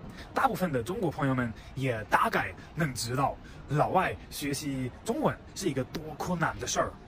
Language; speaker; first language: Chinese; non-native, fluent; German